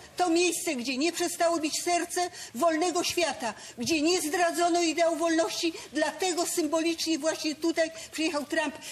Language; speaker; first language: Polish; native; Polish